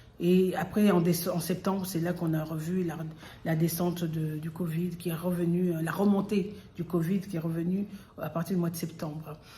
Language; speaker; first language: French; early bilingual, other home language; Lingala